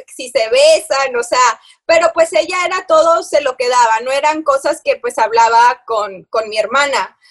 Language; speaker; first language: Spanish; early bilingual, heritage; Spanish